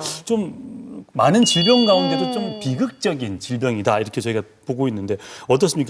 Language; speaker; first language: Korean; native; Korean